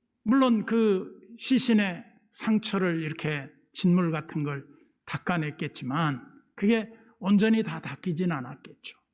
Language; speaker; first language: Korean; native; Korean